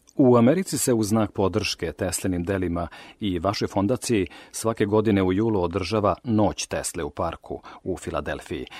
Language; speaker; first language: Serbian; native; Serbian